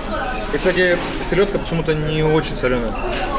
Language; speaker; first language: Russian; native; Russian